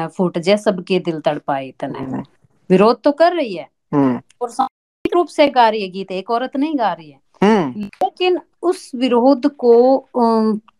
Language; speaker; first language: Hindi; native; Hindi